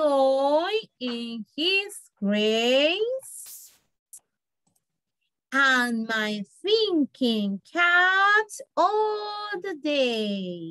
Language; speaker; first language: English; non-native, fluent; Spanish